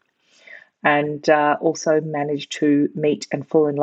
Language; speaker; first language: English; native; English